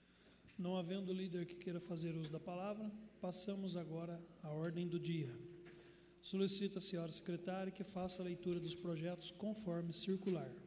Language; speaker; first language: Portuguese; native; Portuguese